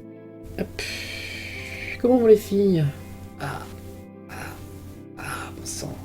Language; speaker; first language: French; native; French